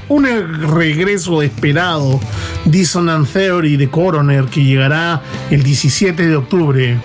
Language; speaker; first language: Spanish; native; Spanish